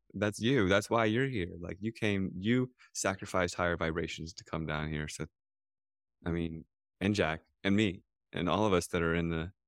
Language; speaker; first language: English; native; English